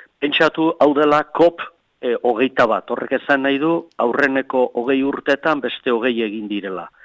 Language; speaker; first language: Basque; native; Basque